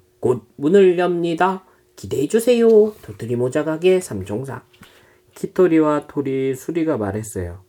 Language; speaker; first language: Korean; native; Korean